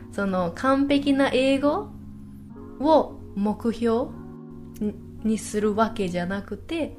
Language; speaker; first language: Japanese; native; Japanese